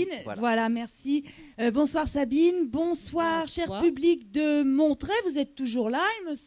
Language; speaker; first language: French; native; French